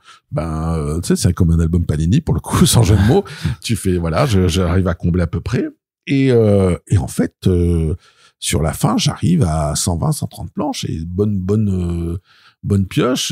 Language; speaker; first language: French; native; French